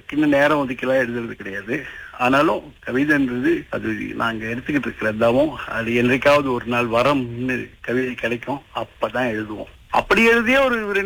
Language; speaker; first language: Tamil; early bilingual, heritage; Tamil